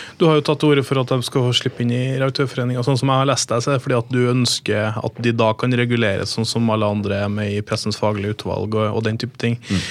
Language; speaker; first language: Norwegian; native; Norwegian